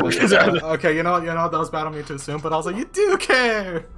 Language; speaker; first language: English; native; English